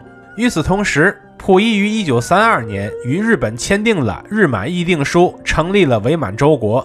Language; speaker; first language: Chinese; native; Chinese